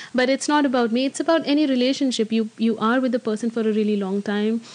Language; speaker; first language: English; non-native, local second language; Hindi